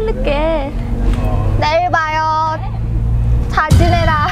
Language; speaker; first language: Korean; non-native, learner; Vietnamese